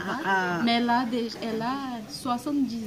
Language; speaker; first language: French; non-native, fluent; Portuguese